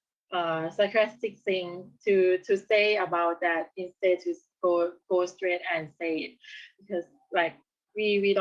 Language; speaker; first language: English; non-native, learner; Thai